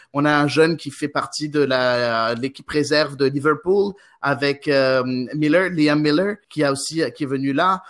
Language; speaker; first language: French; non-native, local second language; Arabic